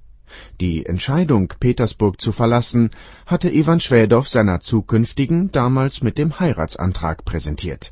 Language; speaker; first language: German; native; German